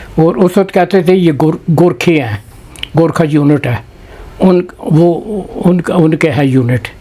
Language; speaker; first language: Urdu; non-native, local second language; Punjabi